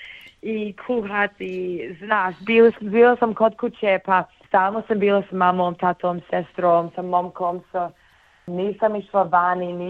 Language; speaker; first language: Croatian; early bilingual, heritage; Bosnian